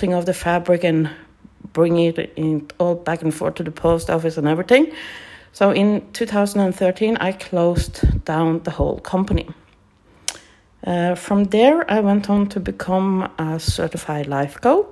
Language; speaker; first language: English; non-native, fluent; Norwegian